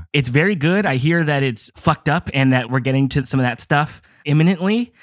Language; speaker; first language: English; native; English